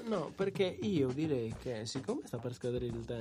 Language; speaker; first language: Italian; native; Italian